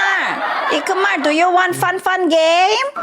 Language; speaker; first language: English; non-native, learner; Thai